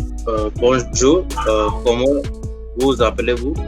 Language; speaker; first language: French; non-native, learner; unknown